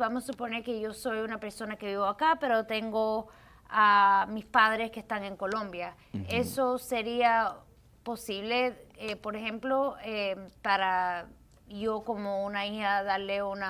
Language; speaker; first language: Spanish; early bilingual, heritage; Spanish